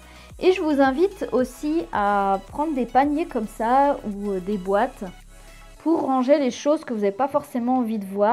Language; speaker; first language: French; native; French